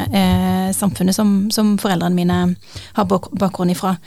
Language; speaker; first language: Norwegian; early bilingual, other home language; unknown